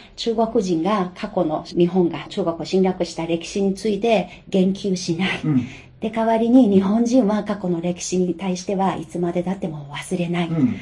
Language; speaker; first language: Japanese; non-native, fluent; Chinese